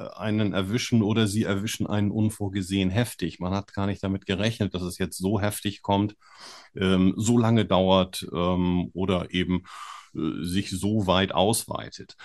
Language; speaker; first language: German; native; German